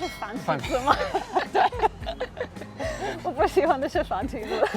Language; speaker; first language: Chinese; non-native, fluent; English